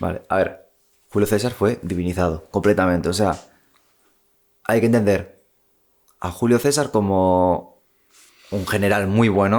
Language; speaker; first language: Spanish; native; Spanish